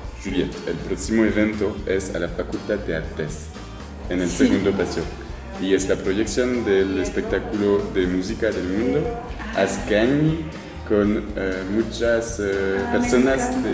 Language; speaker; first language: Spanish; non-native, learner; French